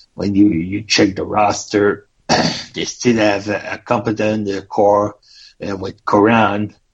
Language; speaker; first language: English; non-native, fluent; French